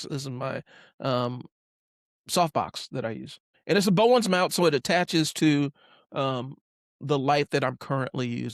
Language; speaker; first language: English; native; English